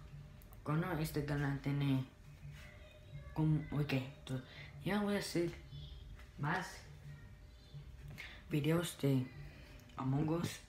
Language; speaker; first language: Spanish; early bilingual, heritage; Spanish